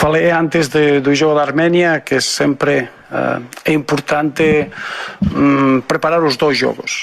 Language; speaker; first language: Portuguese; non-native, fluent; Spanish